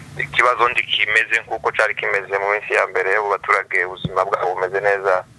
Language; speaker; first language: Kinyarwanda; native; Kinyarwanda